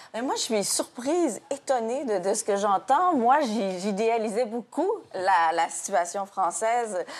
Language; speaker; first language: French; native; French